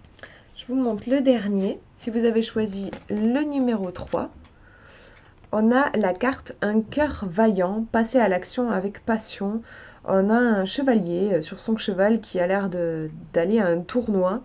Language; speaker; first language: French; native; French